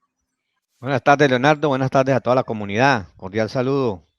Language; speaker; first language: Spanish; native; Spanish